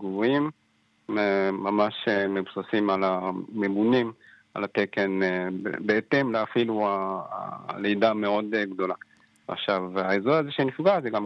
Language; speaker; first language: Hebrew; non-native, fluent; Japanese